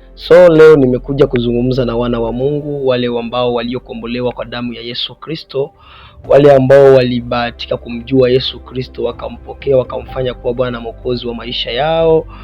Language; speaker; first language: Swahili; non-native, local second language; Rundi